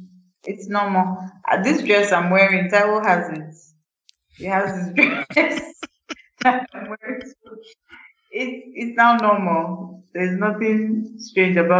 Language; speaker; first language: English; non-native, local second language; Yoruba